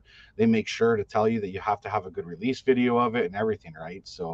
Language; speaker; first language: English; native; English